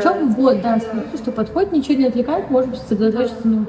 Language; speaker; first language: Russian; native; Russian